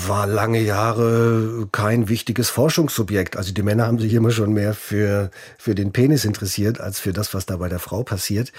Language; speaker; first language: German; native; German